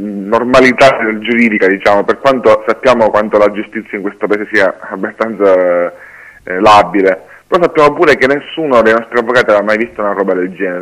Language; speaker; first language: Italian; native; Italian